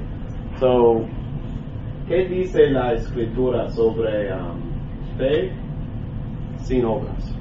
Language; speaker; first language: Spanish; non-native, learner; English